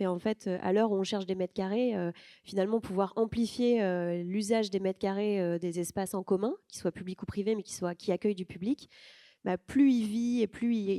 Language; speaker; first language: French; native; French